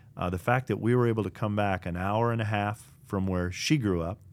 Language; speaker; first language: English; native; English